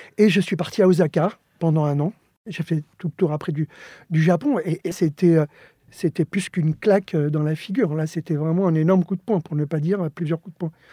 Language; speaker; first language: French; early bilingual, other home language; Spanish